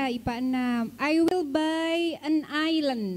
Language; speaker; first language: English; non-native, learner; Indonesian